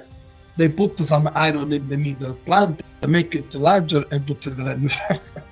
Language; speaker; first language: English; non-native, learner; Italian